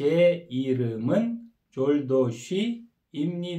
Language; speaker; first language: Korean; non-native, learner; Kyrgyz